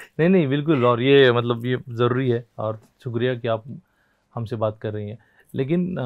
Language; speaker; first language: Hindi; non-native, local second language; Marathi